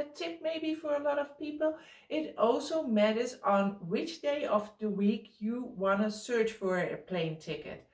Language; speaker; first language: English; non-native, fluent; Dutch